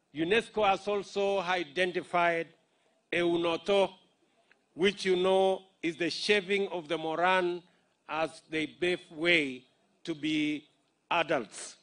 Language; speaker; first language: English; non-native, local second language; Kalenjin